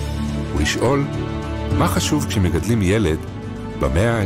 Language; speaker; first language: Hebrew; native; Hebrew